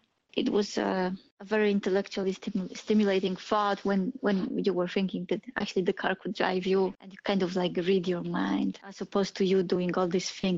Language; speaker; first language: English; non-native, fluent; Polish